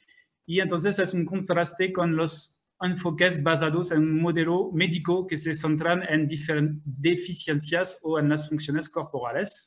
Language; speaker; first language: Spanish; non-native, fluent; French